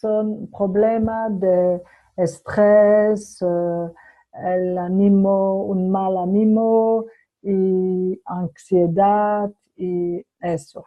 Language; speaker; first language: Spanish; non-native, fluent; French